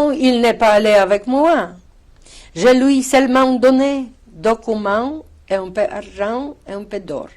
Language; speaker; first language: French; non-native, learner; Polish